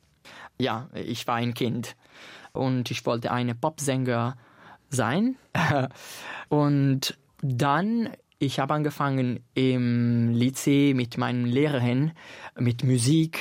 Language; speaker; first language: German; non-native, fluent; Italian